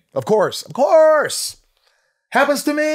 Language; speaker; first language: English; native; English